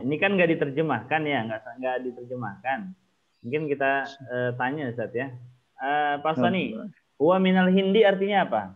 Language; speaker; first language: Indonesian; native; Indonesian